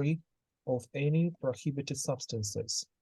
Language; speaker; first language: English; non-native, fluent; Russian